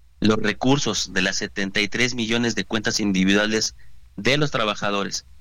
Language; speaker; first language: Spanish; native; Spanish